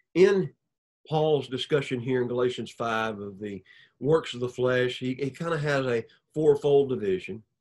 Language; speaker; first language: English; native; English